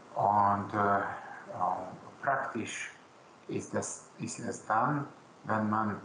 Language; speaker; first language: German; non-native, local second language; Hungarian